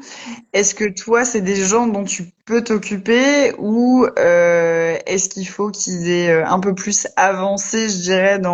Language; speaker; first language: French; native; French